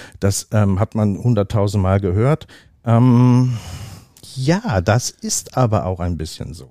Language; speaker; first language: German; native; German